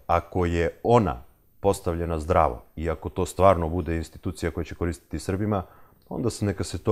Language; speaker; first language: Serbian; native; Serbian